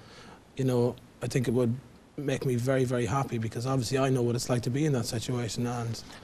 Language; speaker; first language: English; native; English